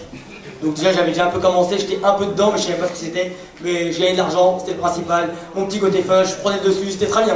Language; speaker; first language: French; native; French